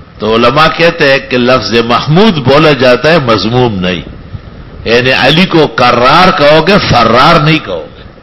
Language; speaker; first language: Urdu; non-native, local second language; Pashto